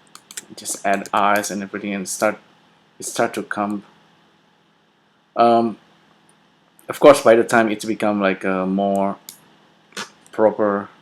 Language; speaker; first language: English; non-native, fluent; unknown